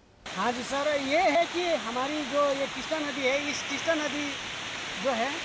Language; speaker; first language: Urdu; non-native, local second language; Bangla